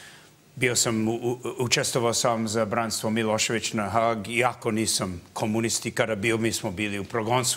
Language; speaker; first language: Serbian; early bilingual, heritage; English